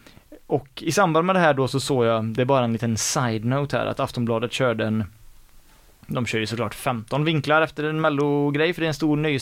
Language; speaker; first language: Swedish; native; Swedish